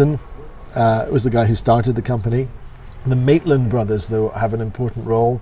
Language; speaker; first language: English; native; English